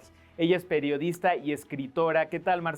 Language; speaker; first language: Spanish; native; Spanish